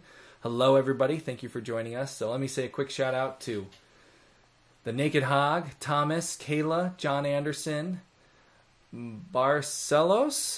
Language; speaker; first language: English; native; English